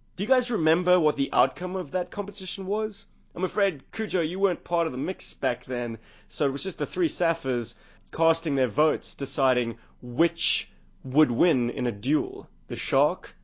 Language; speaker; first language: English; native; English